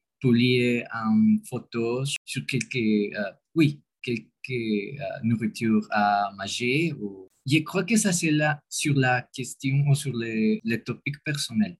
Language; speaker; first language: French; non-native, learner; Spanish